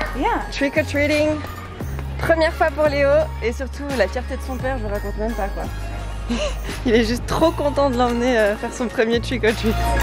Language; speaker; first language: French; native; French